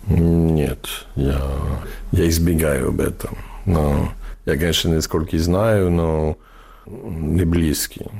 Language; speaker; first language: Russian; non-native, fluent; English